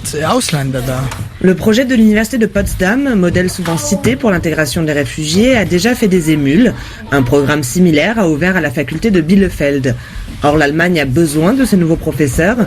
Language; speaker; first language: French; native; French